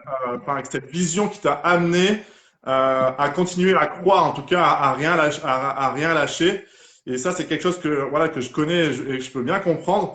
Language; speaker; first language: French; native; French